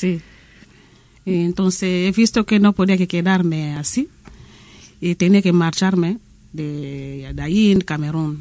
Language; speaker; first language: Spanish; non-native, learner; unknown